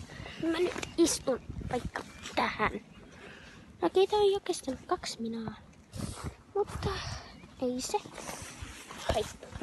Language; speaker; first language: Finnish; native; Finnish